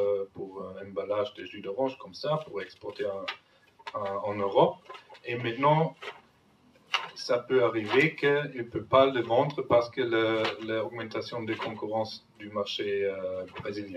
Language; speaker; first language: French; non-native, fluent; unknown